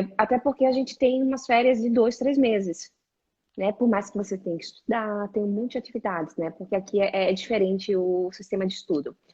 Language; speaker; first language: Portuguese; native; Portuguese